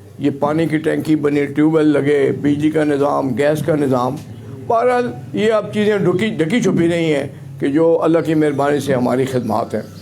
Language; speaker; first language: Urdu; non-native, local second language; Punjabi